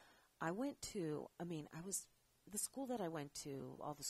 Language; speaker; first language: English; native; English